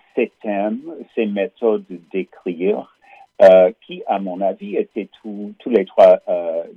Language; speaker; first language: French; non-native, fluent; English